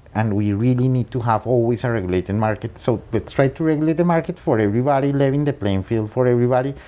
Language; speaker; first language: English; non-native, fluent; Spanish